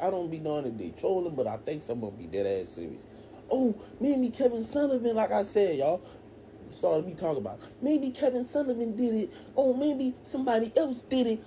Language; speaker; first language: English; native; English